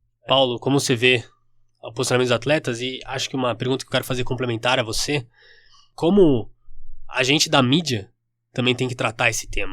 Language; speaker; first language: Portuguese; native; Portuguese